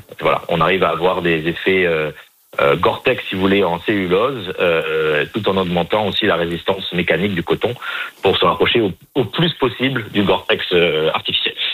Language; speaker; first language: French; native; French